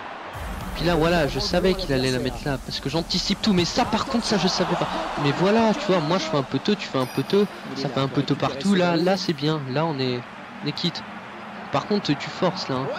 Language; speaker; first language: French; native; French